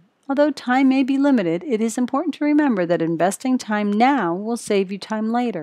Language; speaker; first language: English; native; English